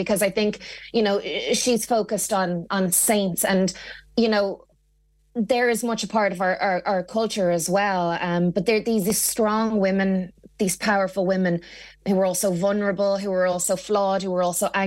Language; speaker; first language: English; native; English